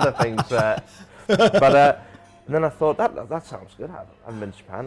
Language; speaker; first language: English; native; English